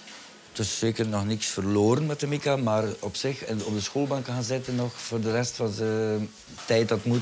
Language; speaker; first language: Dutch; native; Dutch